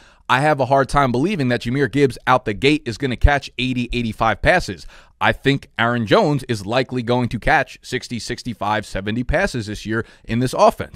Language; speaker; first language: English; native; English